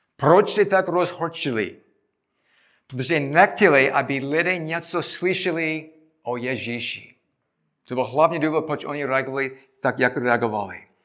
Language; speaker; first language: Czech; non-native, fluent; English